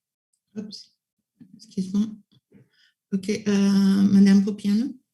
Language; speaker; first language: French; non-native, local second language; English